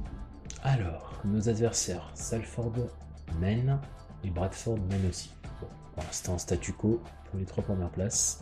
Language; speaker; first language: French; native; French